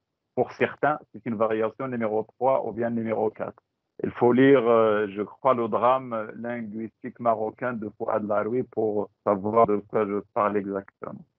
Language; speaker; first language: French; non-native, local second language; Tachelhit